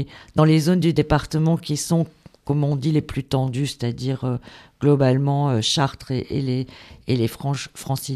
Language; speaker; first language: French; native; French